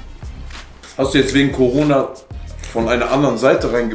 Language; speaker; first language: German; native; German